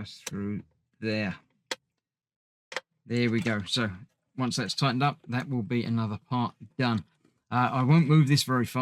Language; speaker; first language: English; native; English